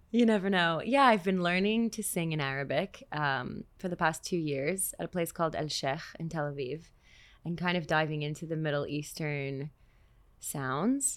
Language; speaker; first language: English; native; English